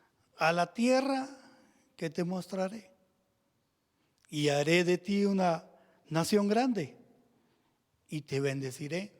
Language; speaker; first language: Spanish; native; Spanish